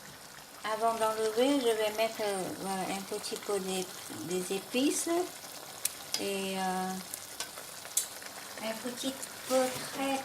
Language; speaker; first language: French; non-native, learner; Vietnamese